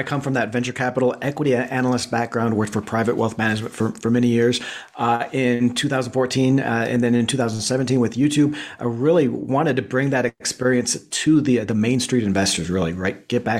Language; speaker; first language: English; native; English